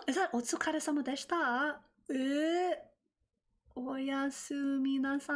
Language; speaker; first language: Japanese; non-native, learner; English